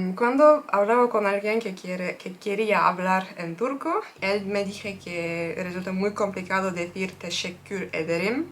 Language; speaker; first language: Spanish; non-native, fluent; Turkish